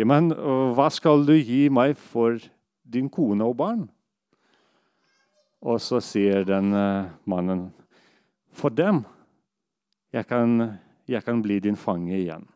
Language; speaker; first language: Norwegian; non-native, fluent; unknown